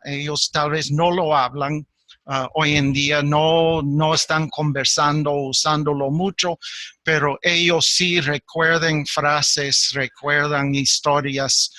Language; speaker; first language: Spanish; non-native, fluent; English